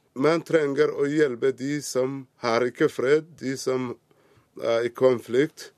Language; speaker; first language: Norwegian; non-native, fluent; Somali